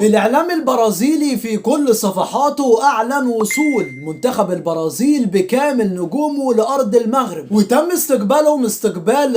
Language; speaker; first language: Arabic; native; Arabic